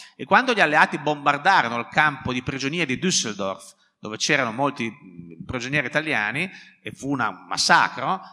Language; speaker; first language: Italian; native; Italian